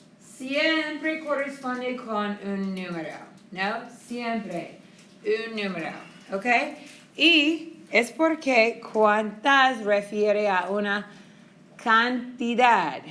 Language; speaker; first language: Spanish; non-native, fluent; English